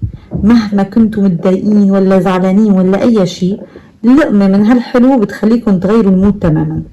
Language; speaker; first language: Arabic; native; Arabic